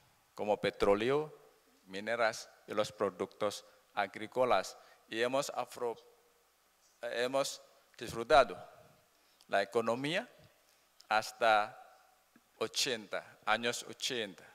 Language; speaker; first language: Spanish; non-native, learner; Indonesian